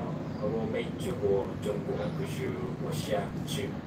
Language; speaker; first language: Chinese; non-native, learner; Japanese